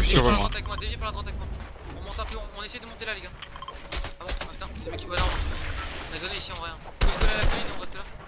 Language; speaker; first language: French; native; French